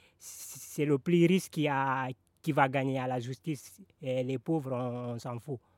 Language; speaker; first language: French; non-native, local second language; Fula